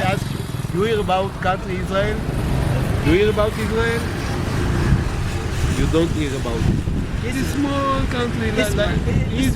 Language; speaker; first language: English; non-native, learner; Hebrew